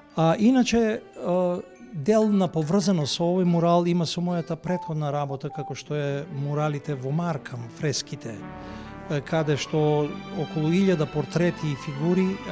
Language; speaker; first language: Macedonian; native; Macedonian